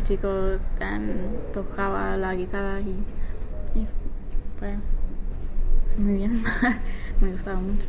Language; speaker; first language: Spanish; non-native, fluent; English